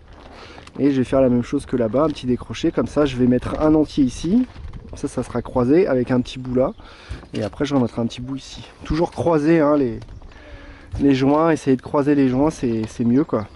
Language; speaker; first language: French; native; French